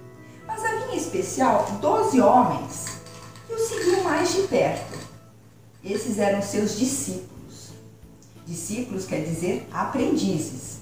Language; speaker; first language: Portuguese; native; Portuguese